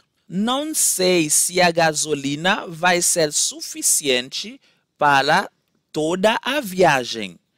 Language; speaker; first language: Portuguese; non-native, fluent; Haitian Creole